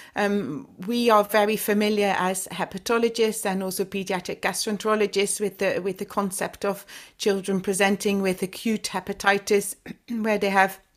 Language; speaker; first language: English; non-native, fluent; Dutch